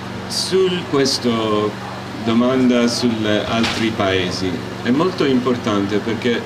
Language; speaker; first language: Italian; non-native, learner; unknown